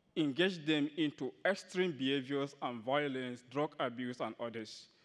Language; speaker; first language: English; non-native, local second language; Hausa